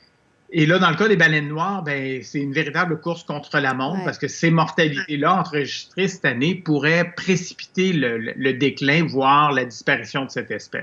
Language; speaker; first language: French; native; French